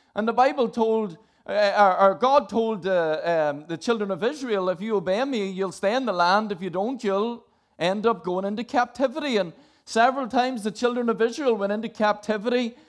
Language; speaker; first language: English; native; English